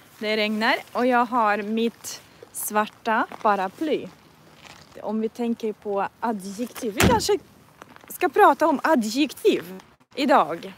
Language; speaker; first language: Swedish; non-native, fluent; Russian